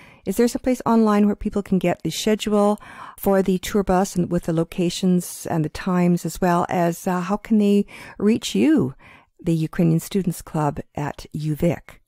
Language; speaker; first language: English; native; English